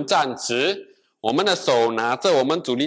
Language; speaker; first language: Chinese; native; Chinese